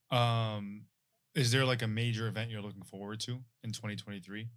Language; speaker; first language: English; non-native, fluent; Arabic